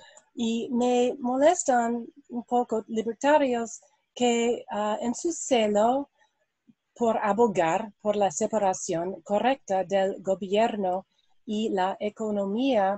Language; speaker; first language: Spanish; non-native, learner; English